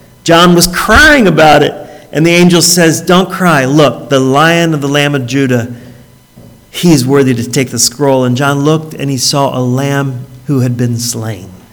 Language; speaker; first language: English; native; English